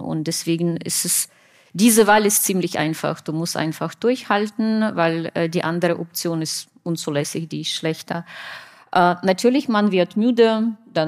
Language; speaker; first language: German; non-native, fluent; Russian